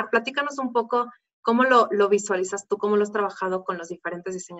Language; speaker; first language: Spanish; native; Spanish